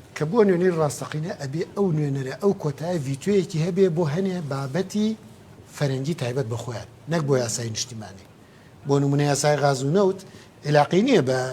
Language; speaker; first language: Central Kurdish; non-native, local second language; Gurani